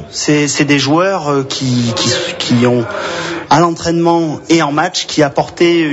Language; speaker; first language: French; native; French